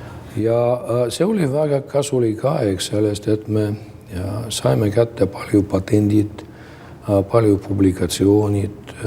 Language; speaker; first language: Estonian; non-native, local second language; Russian